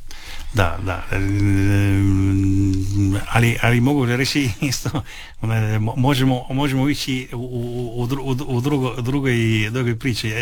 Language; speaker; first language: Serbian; early bilingual, heritage; Italian